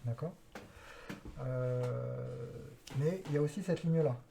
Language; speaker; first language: French; native; French